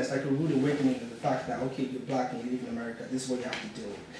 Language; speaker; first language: English; non-native, local second language; Yoruba